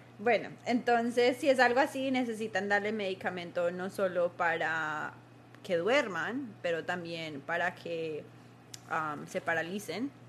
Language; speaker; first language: Spanish; early bilingual, heritage; Spanish